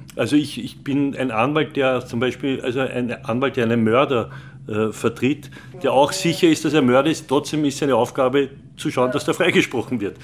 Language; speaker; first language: German; native; German